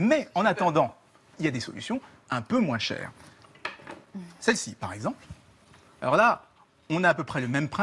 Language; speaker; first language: French; native; French